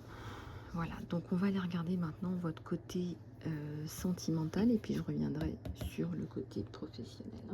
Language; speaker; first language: French; native; French